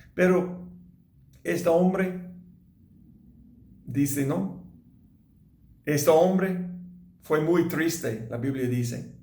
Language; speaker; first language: Spanish; non-native, learner; English